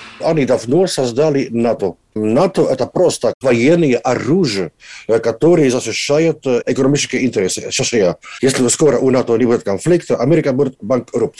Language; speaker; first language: Russian; non-native, learner; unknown